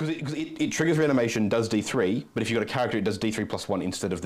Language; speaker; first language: English; native; English